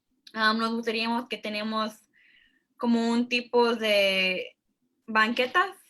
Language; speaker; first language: Spanish; early bilingual, heritage; Spanish